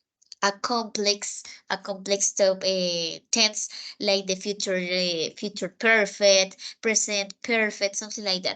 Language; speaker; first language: English; non-native, fluent; Spanish